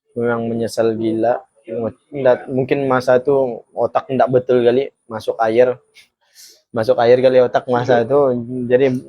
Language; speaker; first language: Malay; native; Malay